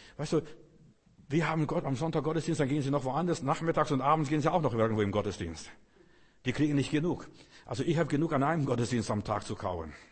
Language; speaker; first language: German; non-native, fluent; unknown